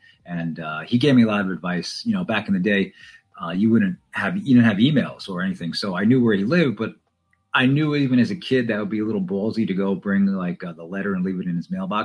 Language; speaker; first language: English; native; English